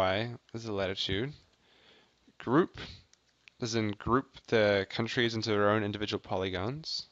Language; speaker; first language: English; native; English